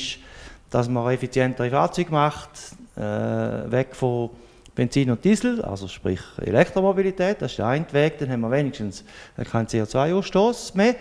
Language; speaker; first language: German; native; German